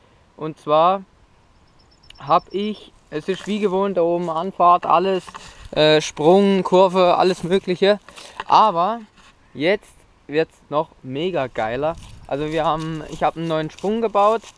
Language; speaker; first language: German; native; German